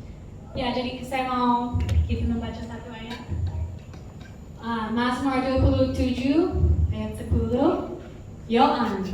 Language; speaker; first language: Indonesian; non-native, fluent; English